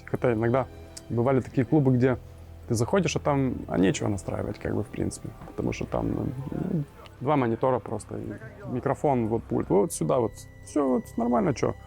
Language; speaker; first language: Russian; native; Russian